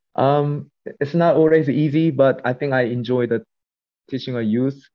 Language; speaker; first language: English; non-native, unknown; Korean